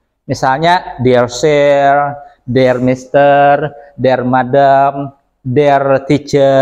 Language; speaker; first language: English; non-native, local second language; Indonesian